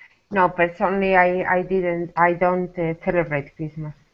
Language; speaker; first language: English; non-native, learner; Spanish